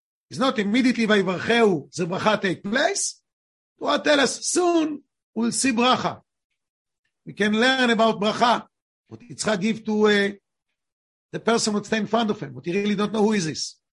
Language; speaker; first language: English; non-native, fluent; Hebrew